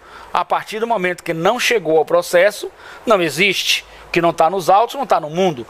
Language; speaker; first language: Portuguese; native; Portuguese